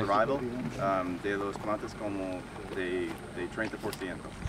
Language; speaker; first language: Spanish; non-native, fluent; English